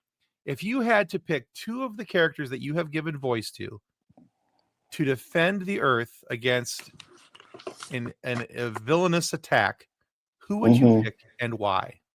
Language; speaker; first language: English; native; English